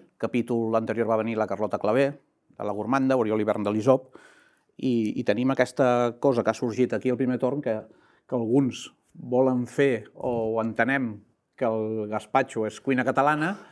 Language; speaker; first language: Catalan; non-native, local second language; Spanish